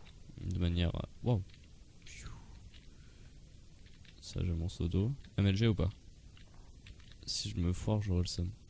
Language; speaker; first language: French; native; French